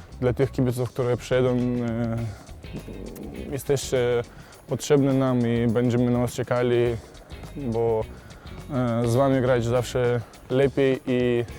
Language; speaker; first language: Polish; non-native, fluent; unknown